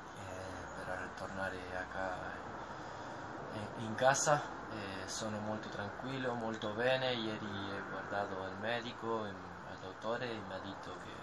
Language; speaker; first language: Italian; non-native, learner; Spanish